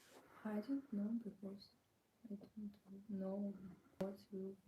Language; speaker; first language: English; non-native, learner; Ukrainian